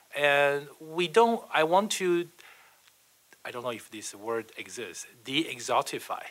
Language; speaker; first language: English; non-native, fluent; Chinese